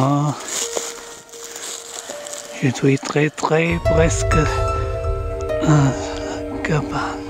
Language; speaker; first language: French; non-native, learner; English